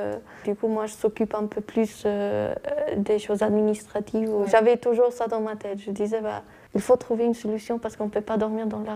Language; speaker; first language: French; early bilingual, other home language; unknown